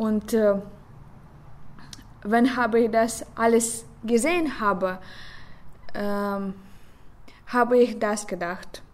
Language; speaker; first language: German; non-native, learner; Russian